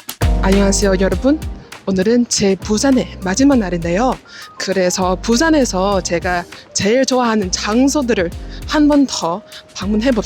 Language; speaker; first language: Korean; non-native, fluent; Vietnamese